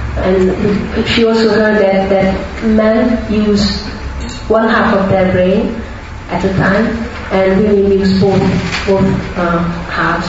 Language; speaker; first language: English; non-native, fluent; Hungarian